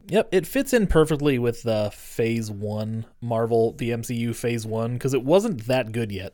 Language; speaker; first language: English; native; English